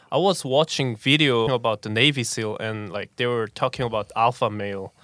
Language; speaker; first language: English; non-native, fluent; Korean